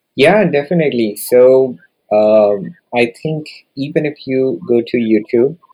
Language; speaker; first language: English; non-native, local second language; Hindi